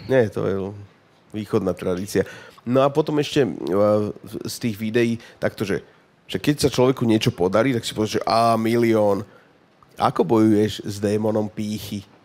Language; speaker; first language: Slovak; native; Slovak